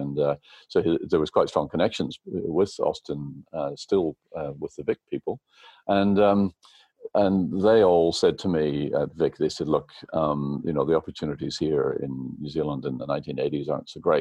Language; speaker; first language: English; native; English